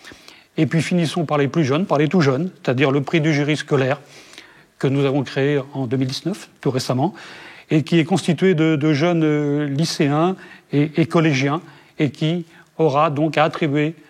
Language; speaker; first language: French; native; French